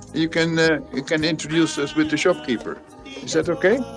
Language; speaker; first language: English; non-native, fluent; Dutch